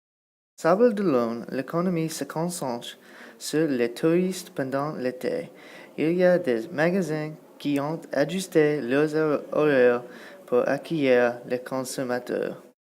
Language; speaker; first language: French; non-native, learner; English